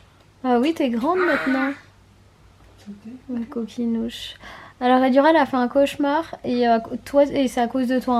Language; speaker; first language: French; native; French